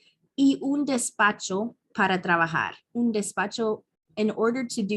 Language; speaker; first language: Spanish; non-native, fluent; English